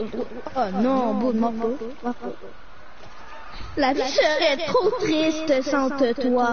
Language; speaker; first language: French; native; French